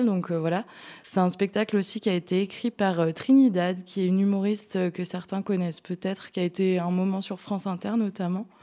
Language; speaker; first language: French; native; French